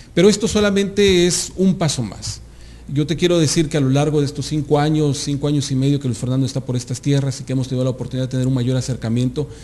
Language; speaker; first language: Spanish; native; Spanish